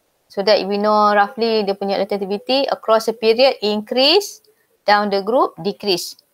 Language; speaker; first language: English; non-native, local second language; Malay